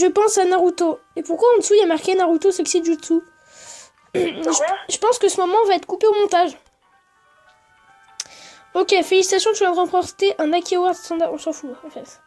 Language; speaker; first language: French; native; French